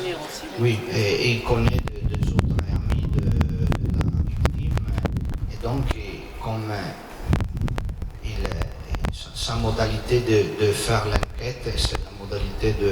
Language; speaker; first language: French; non-native, learner; Italian